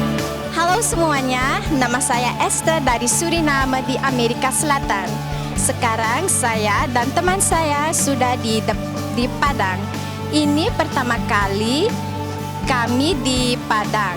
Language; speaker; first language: Indonesian; non-native, fluent; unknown